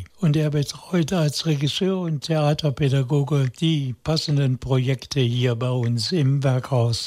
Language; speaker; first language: German; native; German